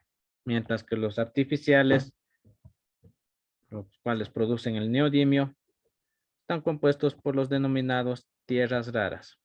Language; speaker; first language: Spanish; native; Spanish